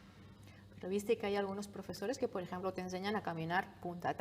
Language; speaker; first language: Spanish; native; Spanish